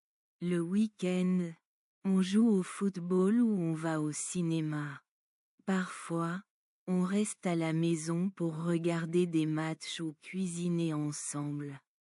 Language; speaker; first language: French; non-native, learner; Bangla